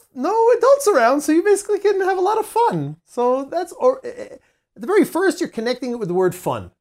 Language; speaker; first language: English; native; English